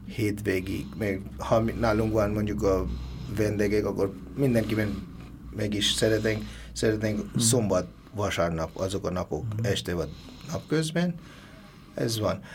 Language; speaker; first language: Hungarian; non-native, learner; Bangla